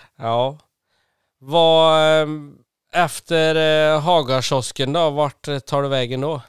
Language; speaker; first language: Swedish; native; Swedish